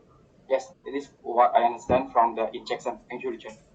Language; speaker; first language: English; non-native, learner; Khmer